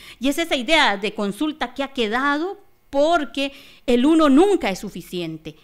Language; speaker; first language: Spanish; non-native, local second language; Kaqchikel